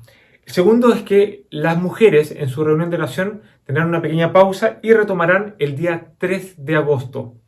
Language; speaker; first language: Spanish; native; Spanish